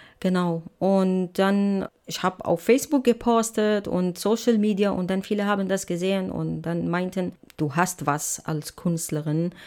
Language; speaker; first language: German; non-native, fluent; Arabic